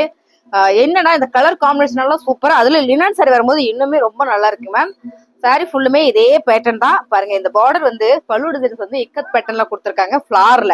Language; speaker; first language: Tamil; native; Tamil